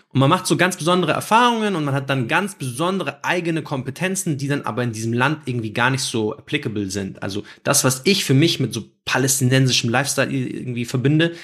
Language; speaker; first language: German; native; German